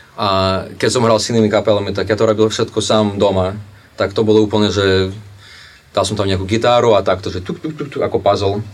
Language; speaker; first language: Slovak; non-native, fluent; Russian